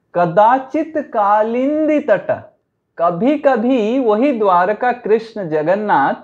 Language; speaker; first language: Hindi; non-native, local second language; Odia